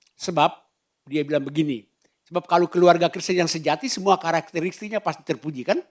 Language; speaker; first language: Indonesian; native; Indonesian